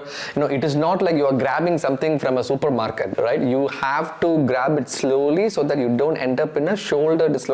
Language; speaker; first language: English; non-native, local second language; Tamil